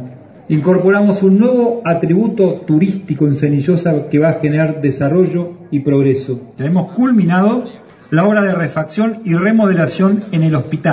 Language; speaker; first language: Spanish; native; Spanish